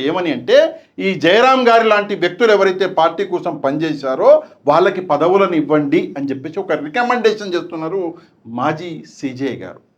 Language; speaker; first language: Telugu; non-native, local second language; Urdu